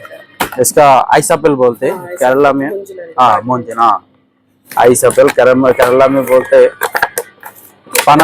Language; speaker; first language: Hindi; non-native, fluent; Malayalam